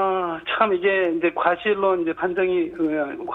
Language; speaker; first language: Korean; native; Korean